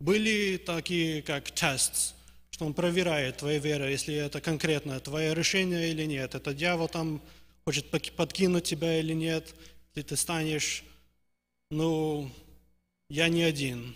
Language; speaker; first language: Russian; early bilingual, heritage; Russian